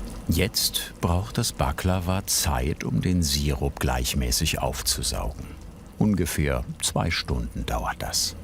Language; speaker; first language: German; native; German